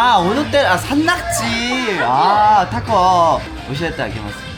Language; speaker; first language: Japanese; non-native, learner; Korean